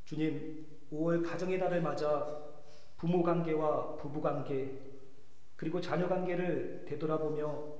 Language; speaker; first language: Korean; native; Korean